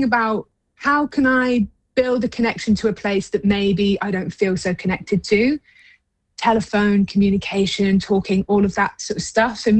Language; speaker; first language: English; native; English